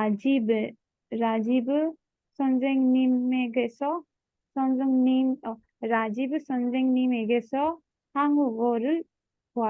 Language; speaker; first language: Korean; non-native, learner; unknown